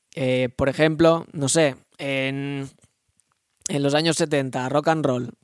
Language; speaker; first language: Spanish; native; Spanish